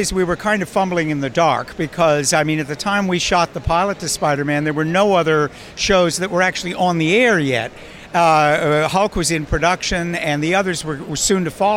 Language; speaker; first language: English; native; English